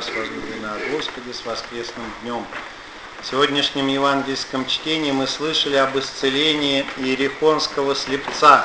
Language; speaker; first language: Russian; native; Russian